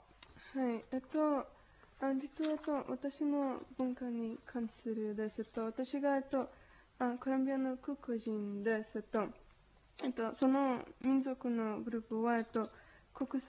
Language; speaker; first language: Japanese; non-native, learner; Spanish